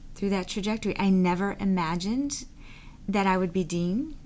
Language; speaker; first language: English; native; English